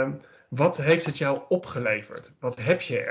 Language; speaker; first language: Dutch; native; Dutch